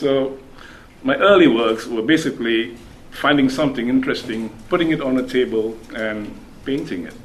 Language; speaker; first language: English; non-native, local second language; Malay